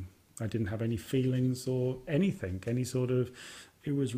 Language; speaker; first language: English; native; English